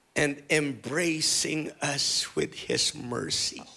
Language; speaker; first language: English; non-native, local second language; Filipino